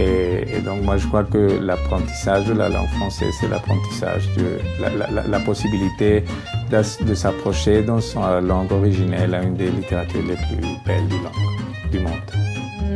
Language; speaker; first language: French; non-native, fluent; Spanish